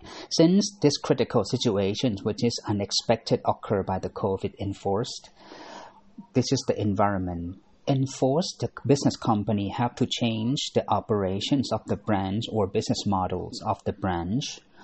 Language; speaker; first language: English; non-native, fluent; Thai